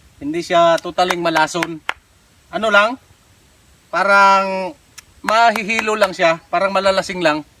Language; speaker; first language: Filipino; non-native, local second language; Cebuano